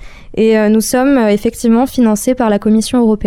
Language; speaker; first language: French; native; French